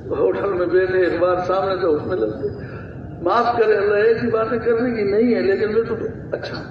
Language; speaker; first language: Urdu; non-native, local second language; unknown